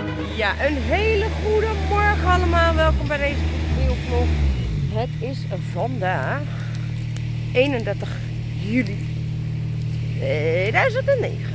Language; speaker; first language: Dutch; native; Dutch